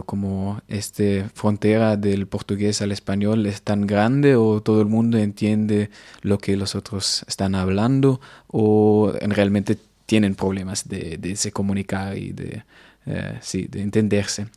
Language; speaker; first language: Spanish; non-native, fluent; Portuguese